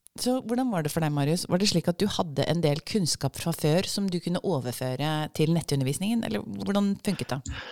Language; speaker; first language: Norwegian; native; Norwegian